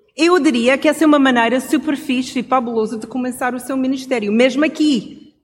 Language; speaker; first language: Portuguese; non-native, fluent; English